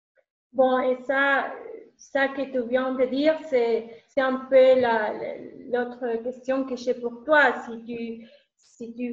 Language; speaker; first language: French; non-native, learner; Spanish